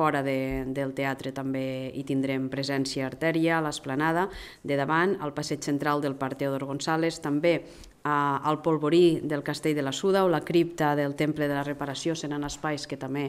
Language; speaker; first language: Catalan; native; Catalan